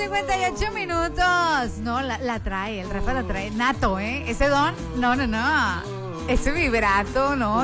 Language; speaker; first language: Spanish; native; Spanish